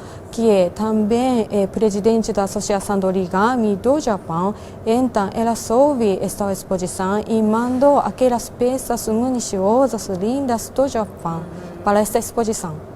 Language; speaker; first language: Portuguese; non-native, fluent; Japanese